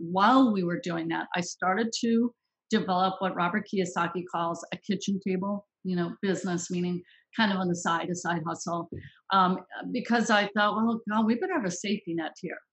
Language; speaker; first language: English; native; English